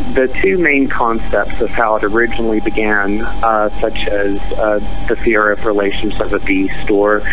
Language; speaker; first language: English; native; English